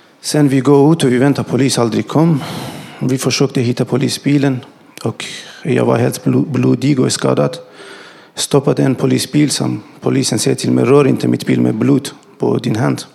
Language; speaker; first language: Swedish; non-native, learner; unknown